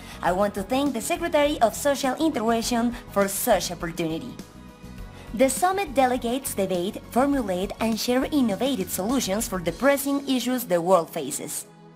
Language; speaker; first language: English; non-native, fluent; Spanish